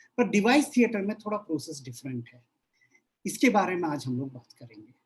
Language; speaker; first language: Hindi; non-native, local second language; Bangla